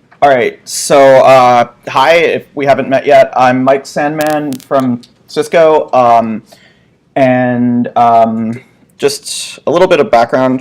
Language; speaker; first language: English; native; English